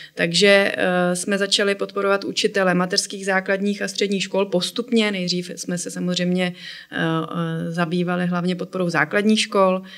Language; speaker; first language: Czech; native; Czech